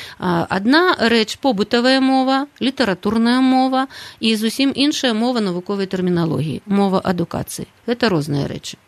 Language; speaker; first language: Belarusian; native; Belarusian